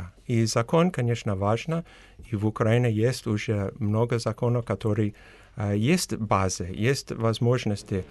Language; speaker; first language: Russian; non-native, fluent; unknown